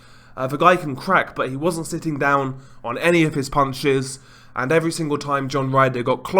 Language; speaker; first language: English; native; English